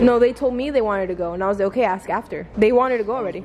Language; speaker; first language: English; early bilingual, other home language; Spanish